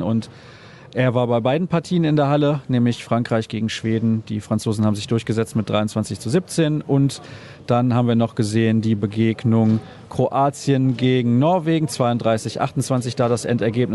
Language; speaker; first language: German; native; German